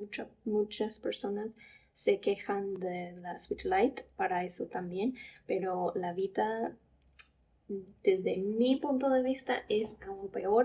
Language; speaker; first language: Spanish; non-native, fluent; English